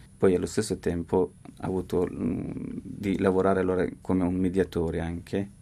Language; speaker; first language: Italian; non-native, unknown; Persian